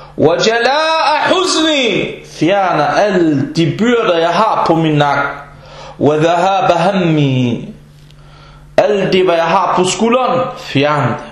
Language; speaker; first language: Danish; non-native, fluent; Arabic